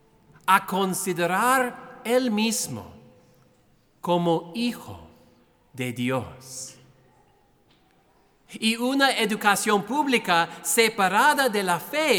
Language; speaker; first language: Spanish; non-native, fluent; English